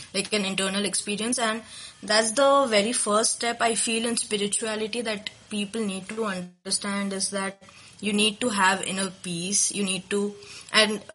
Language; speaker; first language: English; non-native, local second language; Telugu